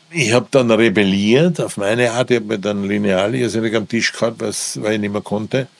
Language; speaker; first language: German; native; German